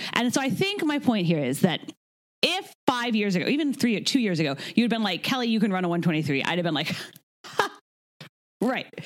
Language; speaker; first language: English; native; English